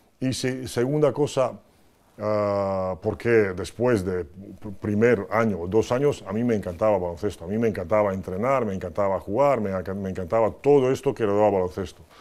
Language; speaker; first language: Spanish; non-native, fluent; Croatian